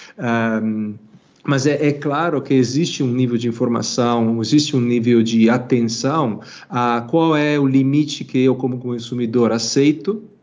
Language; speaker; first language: Portuguese; non-native, fluent; Italian